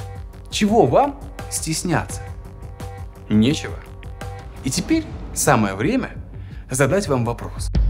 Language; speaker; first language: Russian; native; Russian